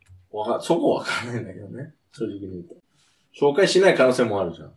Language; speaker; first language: Japanese; non-native, fluent; English